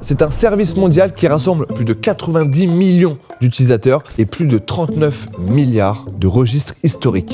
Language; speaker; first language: French; native; French